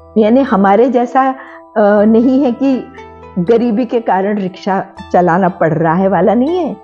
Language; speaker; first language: Hindi; non-native, local second language; Marathi